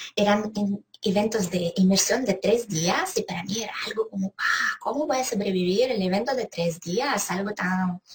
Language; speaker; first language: Spanish; non-native, fluent; Ukrainian